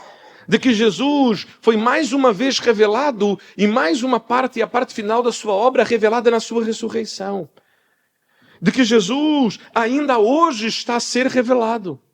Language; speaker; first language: Portuguese; native; Portuguese